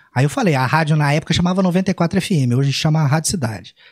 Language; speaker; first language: Portuguese; native; Portuguese